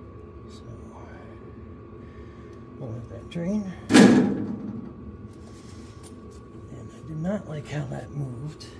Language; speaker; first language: English; native; English